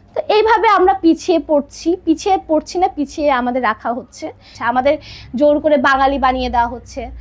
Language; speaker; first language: Bangla; non-native, local second language; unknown